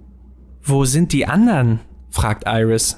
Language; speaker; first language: German; native; German